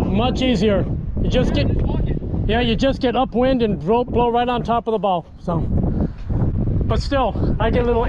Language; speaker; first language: English; native; English